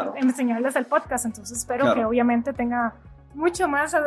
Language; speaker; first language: Spanish; native; Spanish